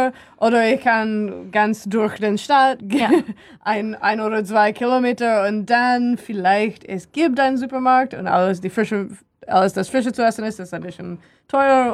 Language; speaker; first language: German; non-native, learner; English